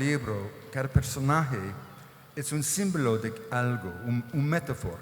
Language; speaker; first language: Spanish; non-native, fluent; English